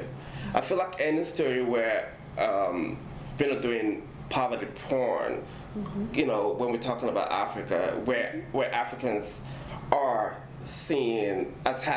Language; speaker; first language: English; non-native, local second language; Igbo